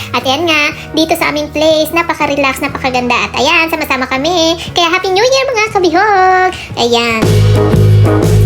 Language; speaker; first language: Filipino; non-native, local second language; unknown